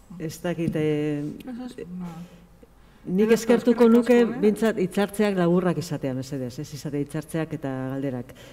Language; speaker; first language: Basque; native; Basque